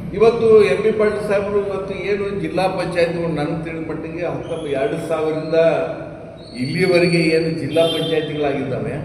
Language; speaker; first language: Kannada; native; Kannada